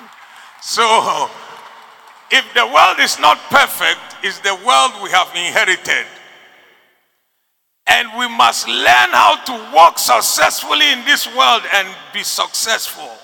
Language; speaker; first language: English; non-native, local second language; Akan